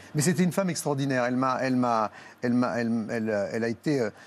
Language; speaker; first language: French; native; French